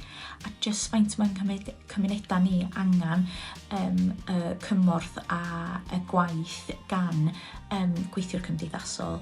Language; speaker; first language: Welsh; native; Welsh